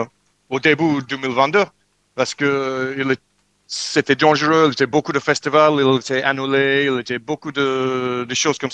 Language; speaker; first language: French; non-native, learner; English